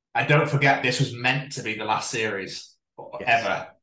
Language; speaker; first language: English; native; English